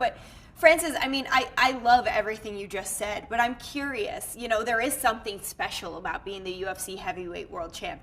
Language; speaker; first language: English; native; English